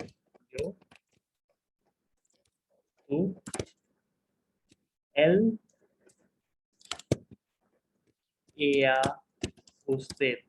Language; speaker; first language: Spanish; non-native, fluent; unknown